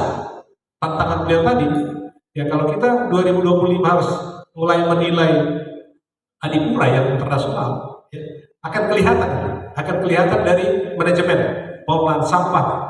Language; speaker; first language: Indonesian; native; Indonesian